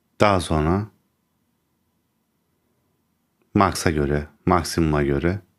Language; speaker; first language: Turkish; native; Turkish